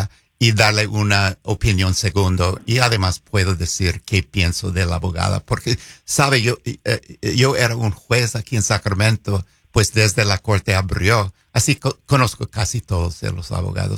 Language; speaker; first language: Spanish; non-native, fluent; English